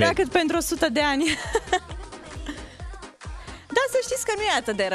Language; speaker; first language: Romanian; native; Romanian